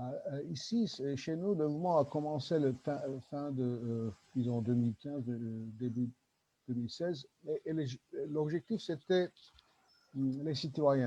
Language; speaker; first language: French; non-native, learner; Turkish